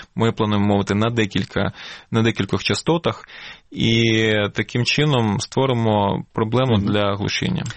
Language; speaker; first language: Ukrainian; non-native, local second language; Russian